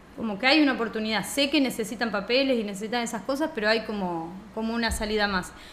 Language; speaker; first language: Spanish; native; Spanish